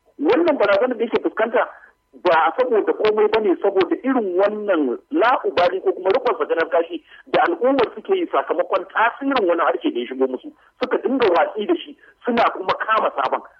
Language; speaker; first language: Hausa; native; Hausa